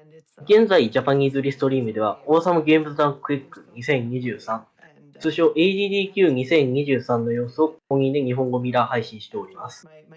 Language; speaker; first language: Japanese; native; Japanese